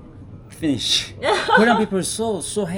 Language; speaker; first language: English; non-native, learner; Korean